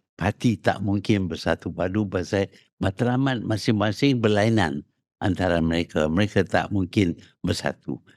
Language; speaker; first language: Malay; native; Malay